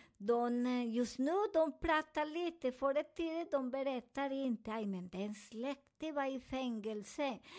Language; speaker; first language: Swedish; non-native, learner; Spanish